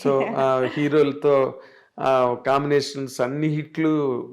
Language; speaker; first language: Telugu; native; Telugu